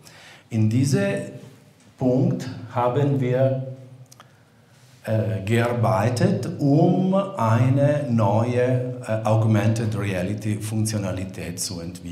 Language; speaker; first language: German; non-native, fluent; Italian